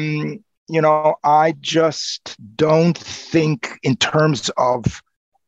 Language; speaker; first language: English; non-native, fluent; Romanian